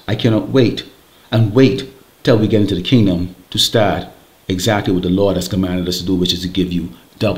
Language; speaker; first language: English; native; English